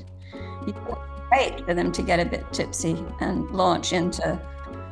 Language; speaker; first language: English; native; English